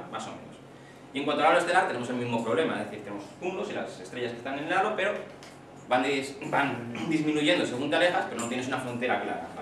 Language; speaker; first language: Spanish; native; Spanish